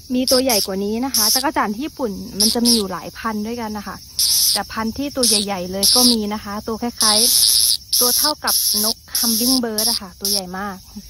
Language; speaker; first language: Thai; native; Thai